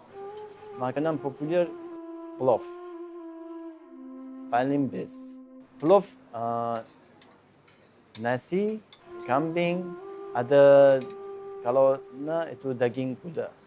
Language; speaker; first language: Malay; non-native, learner; Uzbek